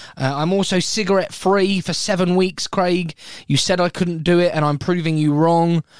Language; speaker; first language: English; native; English